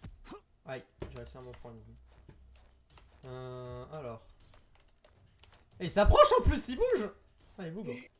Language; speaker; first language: French; native; French